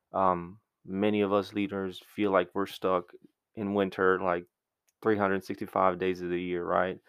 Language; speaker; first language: English; early bilingual, other home language; Spanish